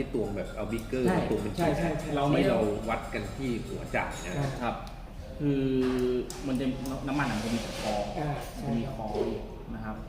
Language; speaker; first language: Thai; native; Thai